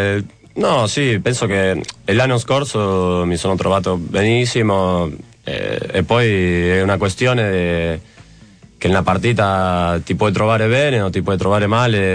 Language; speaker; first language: Italian; non-native, fluent; Spanish